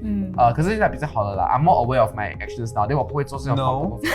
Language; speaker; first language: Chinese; non-native, local second language; English